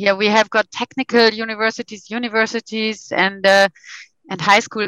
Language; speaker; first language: English; non-native, fluent; German